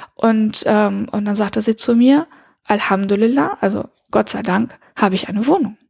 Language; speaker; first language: German; early bilingual, heritage; German